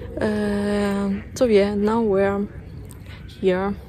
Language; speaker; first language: English; non-native, fluent; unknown